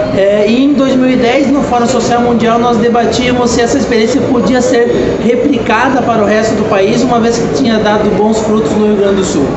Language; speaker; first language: Portuguese; native; Portuguese